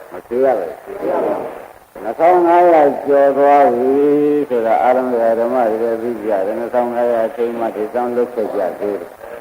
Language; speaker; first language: Burmese; native; Burmese